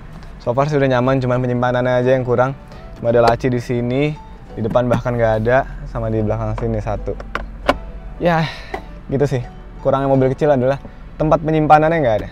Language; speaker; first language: Indonesian; native; Indonesian